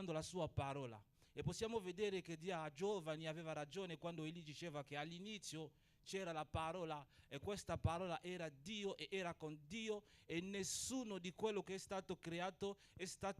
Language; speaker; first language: Italian; non-native, fluent; Portuguese